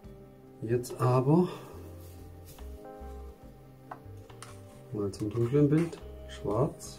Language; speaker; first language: German; native; German